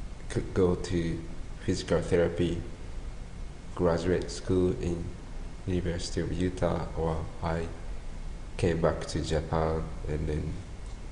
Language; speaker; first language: English; non-native, fluent; Japanese